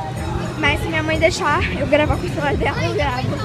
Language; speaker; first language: Portuguese; native; Portuguese